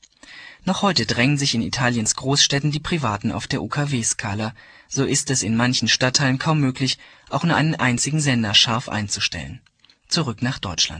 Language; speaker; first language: German; native; German